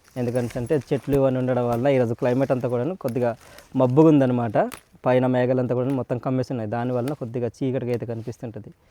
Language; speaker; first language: Telugu; non-native, local second language; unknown